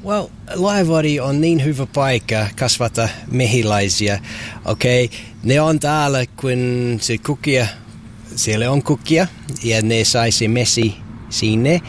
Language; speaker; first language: Finnish; non-native, learner; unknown